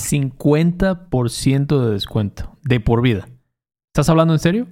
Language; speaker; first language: Spanish; native; Spanish